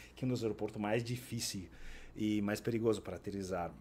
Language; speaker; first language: Portuguese; non-native, fluent; Italian